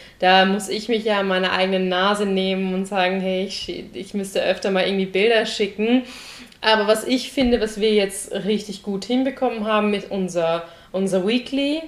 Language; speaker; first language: German; native; German